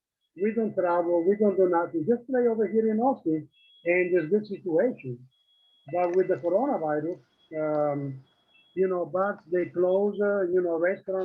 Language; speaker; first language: English; non-native, learner; Italian